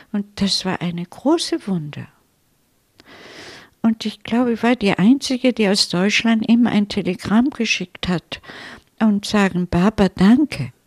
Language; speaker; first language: German; non-native, fluent; Italian